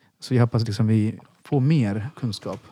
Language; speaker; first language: Swedish; non-native, fluent; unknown